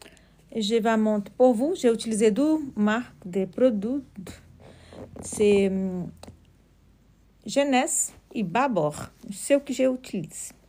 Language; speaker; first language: French; non-native, learner; Portuguese